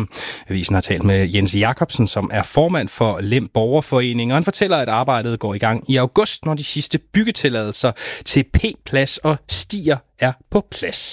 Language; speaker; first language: Danish; native; Danish